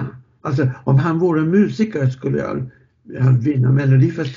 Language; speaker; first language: Swedish; non-native, fluent; English